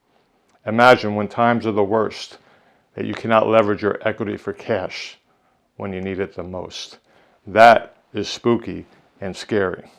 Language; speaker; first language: English; native; English